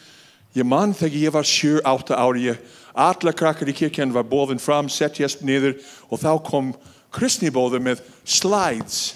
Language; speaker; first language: Icelandic; non-native, fluent; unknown